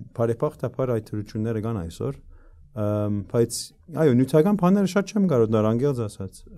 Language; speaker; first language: Armenian; early bilingual, heritage; Armenian